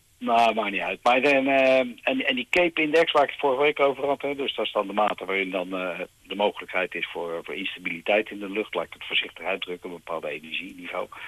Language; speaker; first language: Dutch; native; Dutch